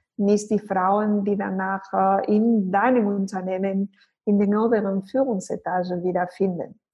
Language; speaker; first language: German; non-native, fluent; Spanish